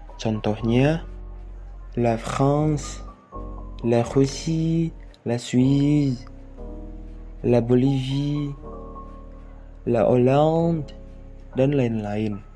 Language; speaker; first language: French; non-native, learner; Indonesian